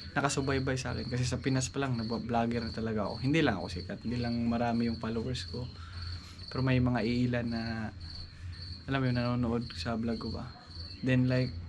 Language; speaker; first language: Filipino; non-native, local second language; Cebuano